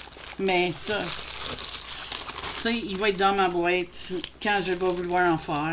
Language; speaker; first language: French; native; French